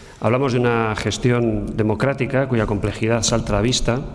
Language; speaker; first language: Spanish; native; Spanish